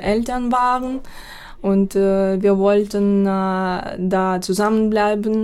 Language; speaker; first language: German; non-native, fluent; Ukrainian